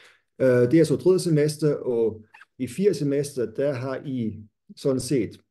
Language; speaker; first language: Danish; non-native, fluent; German